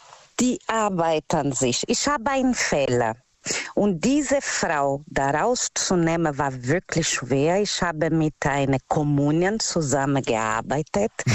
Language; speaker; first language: German; non-native, learner; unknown